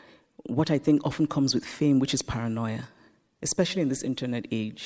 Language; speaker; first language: English; non-native, local second language; Igbo